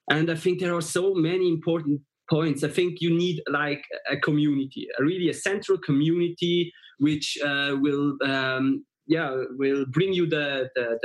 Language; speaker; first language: English; non-native, fluent; German